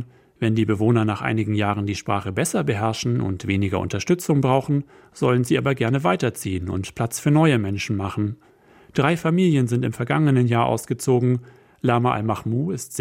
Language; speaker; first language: German; native; German